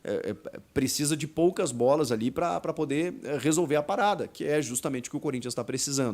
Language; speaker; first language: Portuguese; native; Portuguese